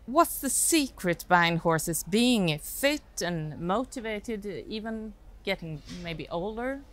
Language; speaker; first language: English; non-native, fluent; Swedish